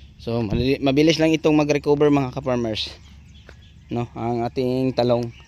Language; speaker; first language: Filipino; non-native, local second language; Cebuano